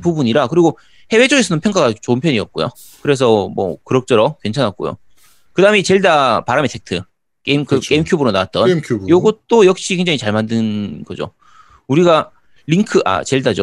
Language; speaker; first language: Korean; native; Korean